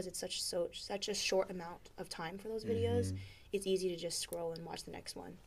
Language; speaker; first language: English; native; English